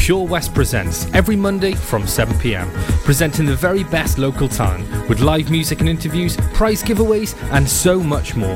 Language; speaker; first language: English; native; English